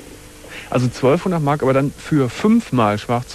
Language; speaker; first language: German; native; German